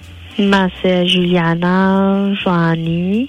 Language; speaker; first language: French; non-native, local second language; Morisyen